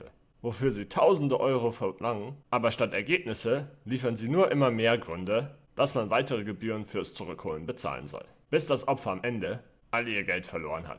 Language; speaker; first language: German; native; German